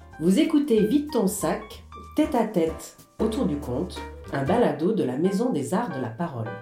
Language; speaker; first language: French; early bilingual, other home language; Arabic